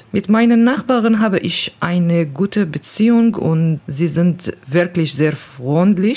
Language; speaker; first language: German; non-native, learner; Kurdish